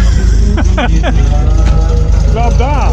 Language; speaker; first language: German; native; German